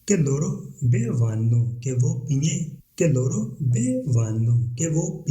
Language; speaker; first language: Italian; non-native, learner; Urdu